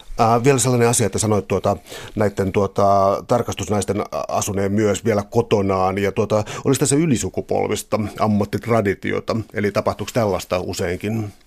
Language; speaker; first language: Finnish; native; Finnish